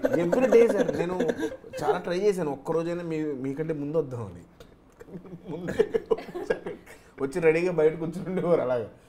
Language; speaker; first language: Telugu; native; Telugu